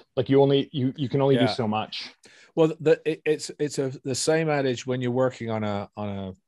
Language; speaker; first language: English; native; English